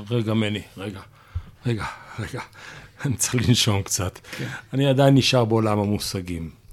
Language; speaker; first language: Hebrew; native; Hebrew